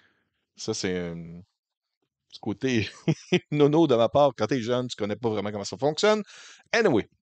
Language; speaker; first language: French; native; French